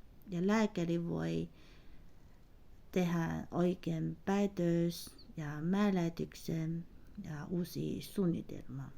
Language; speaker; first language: Finnish; non-native, learner; Chinese